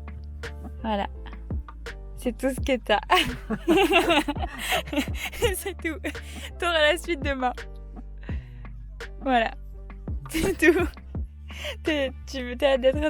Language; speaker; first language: French; native; French